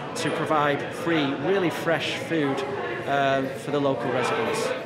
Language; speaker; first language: English; native; English